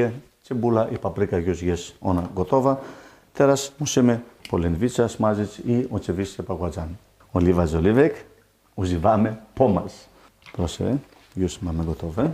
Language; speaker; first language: Polish; non-native, fluent; Greek